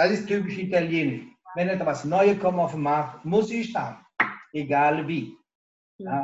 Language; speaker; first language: German; non-native, local second language; Italian